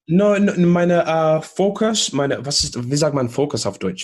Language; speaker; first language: German; non-native, learner; English